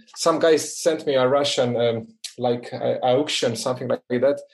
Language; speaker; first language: English; non-native, fluent; Croatian